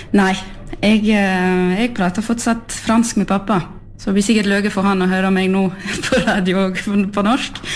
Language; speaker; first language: Norwegian; non-native, fluent; French